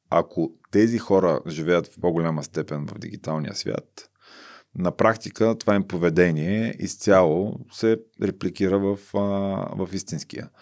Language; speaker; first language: Bulgarian; native; Bulgarian